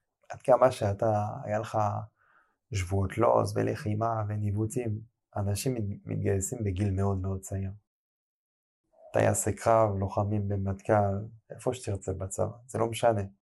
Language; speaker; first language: Hebrew; non-native, fluent; French